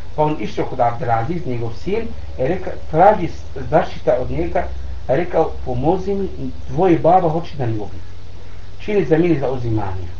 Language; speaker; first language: Bosnian; non-native, learner; Arabic